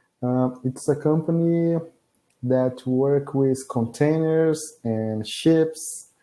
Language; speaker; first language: English; non-native, learner; Portuguese